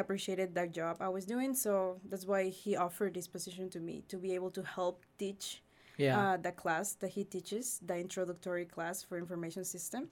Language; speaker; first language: English; non-native, fluent; Spanish